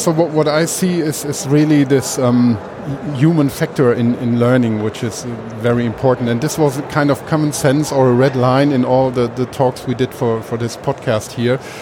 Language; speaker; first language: English; non-native, fluent; German